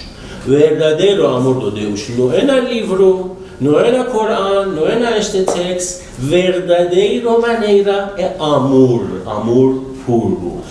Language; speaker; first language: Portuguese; non-native, learner; Persian